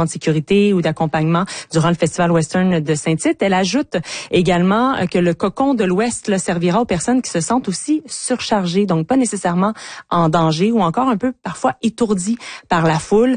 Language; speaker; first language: French; native; French